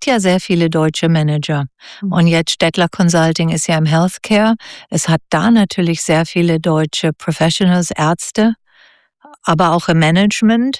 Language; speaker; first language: German; native; German